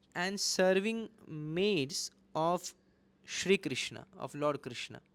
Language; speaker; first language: English; non-native, local second language; Hindi